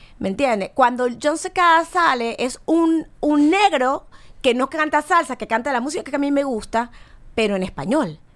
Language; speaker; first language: Spanish; native; Spanish